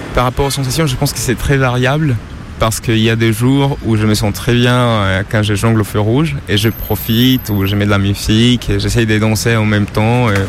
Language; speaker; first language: French; non-native, fluent; Spanish